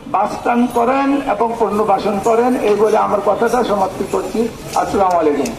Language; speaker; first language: Bangla; non-native, local second language; Urdu